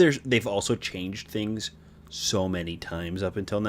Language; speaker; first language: English; native; English